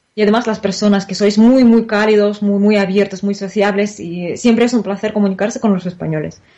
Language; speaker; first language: Spanish; non-native, fluent; Russian